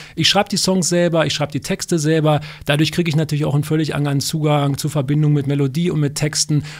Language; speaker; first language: German; native; German